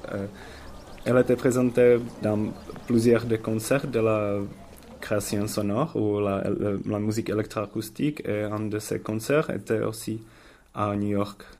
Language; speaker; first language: French; non-native, learner; Czech